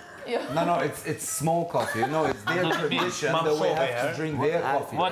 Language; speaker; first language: English; non-native, fluent; Albanian